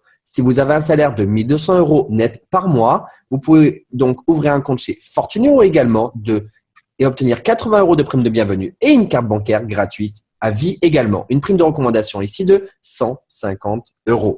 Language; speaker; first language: French; native; French